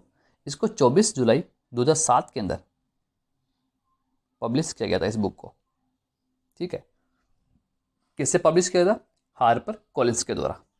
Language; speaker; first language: Hindi; native; Hindi